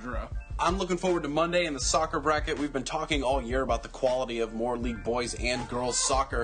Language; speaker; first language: English; native; English